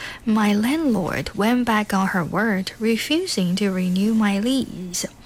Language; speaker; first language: English; non-native, fluent; Chinese